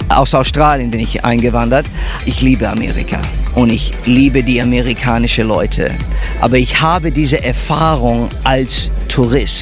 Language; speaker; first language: German; early bilingual, heritage; English